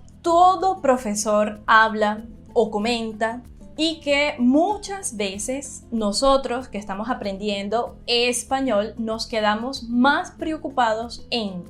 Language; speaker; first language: Spanish; non-native, fluent; Portuguese